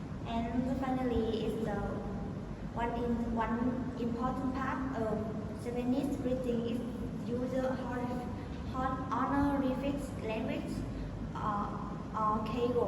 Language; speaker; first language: English; non-native, learner; Vietnamese